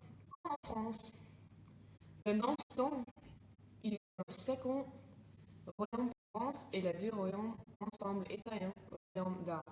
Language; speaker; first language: French; non-native, learner; Dutch